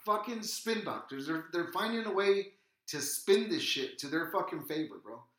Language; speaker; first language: English; native; English